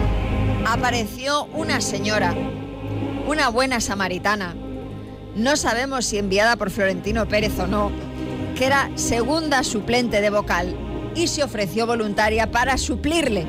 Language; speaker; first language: Spanish; native; Spanish